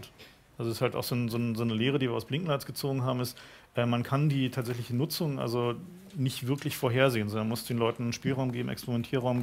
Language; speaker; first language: German; native; German